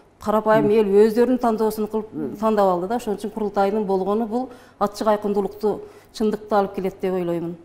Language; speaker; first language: Kyrgyz; native; Kyrgyz